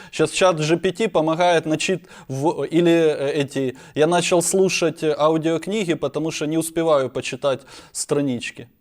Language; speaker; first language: Russian; native; Russian